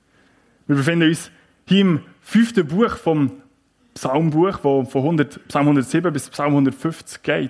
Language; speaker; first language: German; native; German